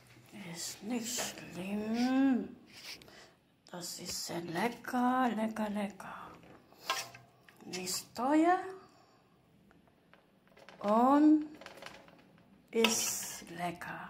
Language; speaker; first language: German; non-native, learner; Filipino